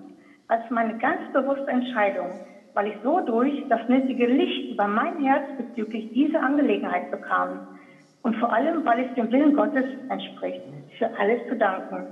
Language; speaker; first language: German; native; German